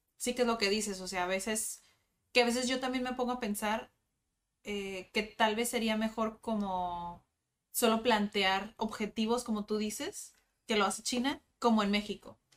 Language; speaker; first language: Spanish; native; Spanish